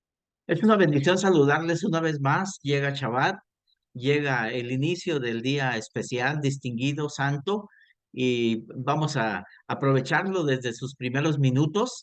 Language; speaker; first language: Spanish; native; Spanish